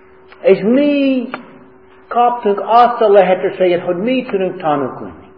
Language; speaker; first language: Hungarian; non-native, fluent; English